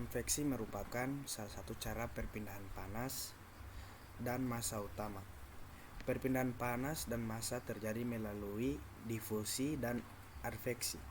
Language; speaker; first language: Indonesian; native; Indonesian